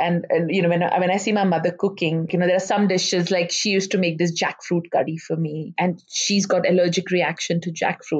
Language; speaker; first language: English; non-native, local second language; Hindi